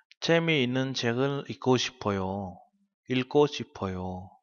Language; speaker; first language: Korean; non-native, learner; Vietnamese